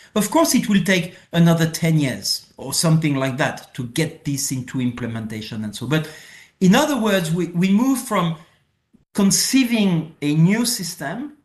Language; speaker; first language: English; non-native, fluent; French